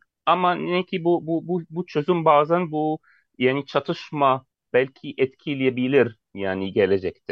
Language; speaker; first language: Turkish; non-native, fluent; Arabic